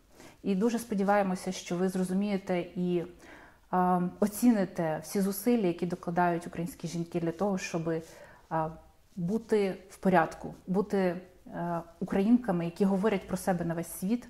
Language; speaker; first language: Ukrainian; native; Ukrainian